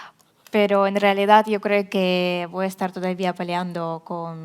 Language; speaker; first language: Spanish; non-native, fluent; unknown